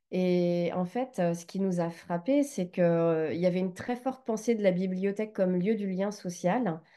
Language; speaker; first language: French; native; French